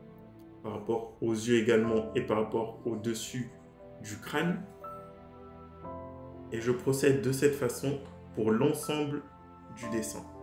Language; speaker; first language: French; native; French